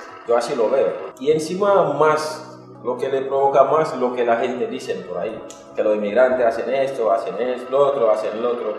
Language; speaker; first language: Spanish; non-native, fluent; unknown